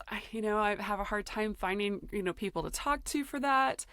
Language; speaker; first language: English; native; English